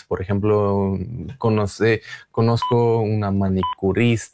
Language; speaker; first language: Spanish; non-native, learner; Russian